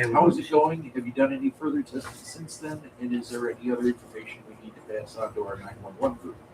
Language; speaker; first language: English; native; English